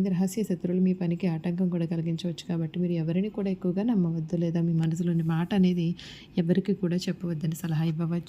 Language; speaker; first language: Telugu; native; Telugu